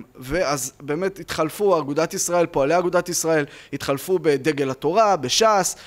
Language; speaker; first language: Hebrew; native; Hebrew